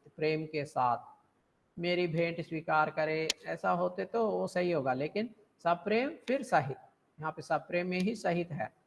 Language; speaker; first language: Hindi; non-native, local second language; Telugu